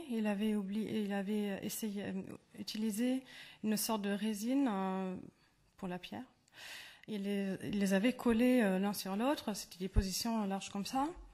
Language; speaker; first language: French; non-native, fluent; German